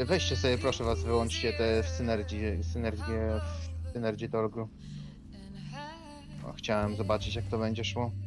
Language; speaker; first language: Polish; native; Polish